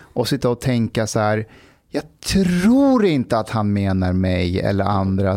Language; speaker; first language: Swedish; early bilingual, other home language; Persian